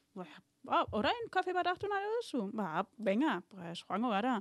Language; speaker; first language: Basque; non-native, learner; German